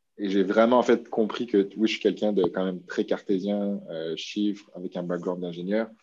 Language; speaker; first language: French; native; French